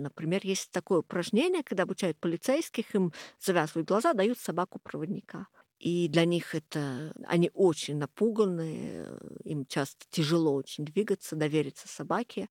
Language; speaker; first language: Russian; non-native, fluent; English